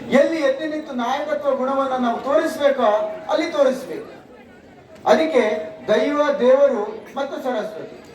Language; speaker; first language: Kannada; native; Kannada